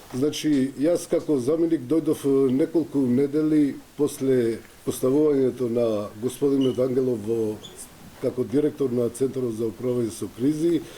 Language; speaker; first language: Macedonian; non-native, local second language; Albanian